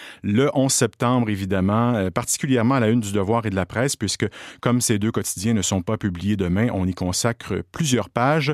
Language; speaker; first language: French; native; French